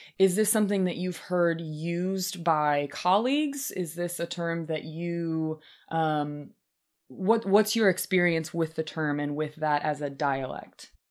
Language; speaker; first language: English; native; English